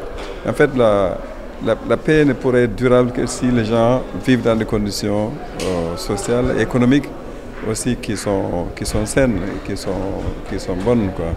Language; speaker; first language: French; non-native, local second language; Wolof